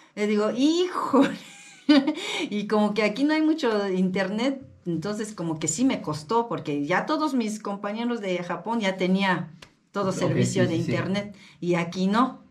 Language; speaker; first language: Spanish; non-native, learner; Japanese